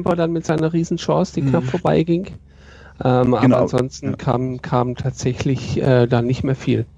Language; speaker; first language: German; native; German